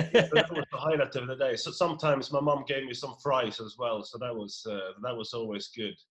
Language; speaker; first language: English; non-native, fluent; Norwegian